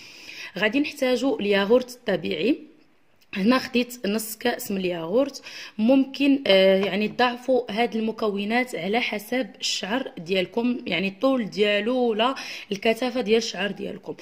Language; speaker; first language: Arabic; native; Arabic